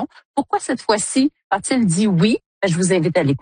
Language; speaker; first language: French; native; French